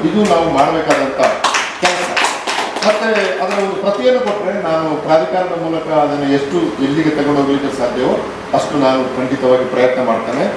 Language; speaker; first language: Kannada; non-native, local second language; Tulu